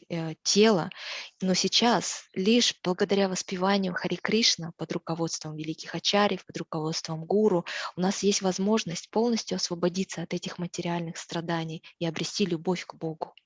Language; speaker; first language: Russian; native; Russian